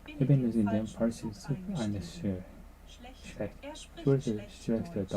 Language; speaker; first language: German; non-native, learner; Japanese